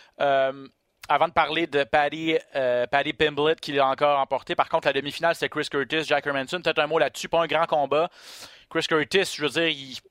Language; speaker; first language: French; native; French